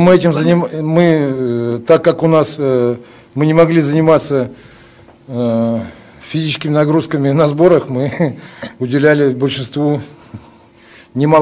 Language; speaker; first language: Russian; native; Russian